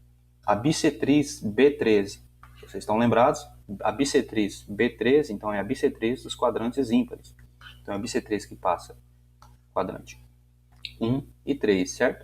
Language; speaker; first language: Portuguese; native; Portuguese